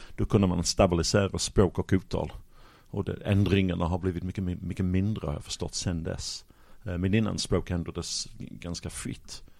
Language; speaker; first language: Swedish; non-native, fluent; English